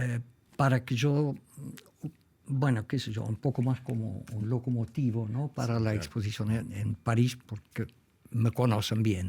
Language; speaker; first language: Spanish; non-native, fluent; Dutch